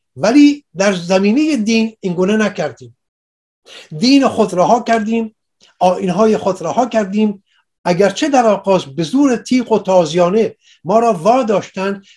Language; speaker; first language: Persian; non-native, local second language; Assyrian Neo-Aramaic